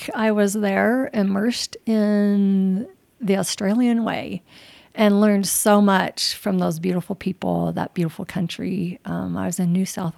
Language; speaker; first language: English; native; English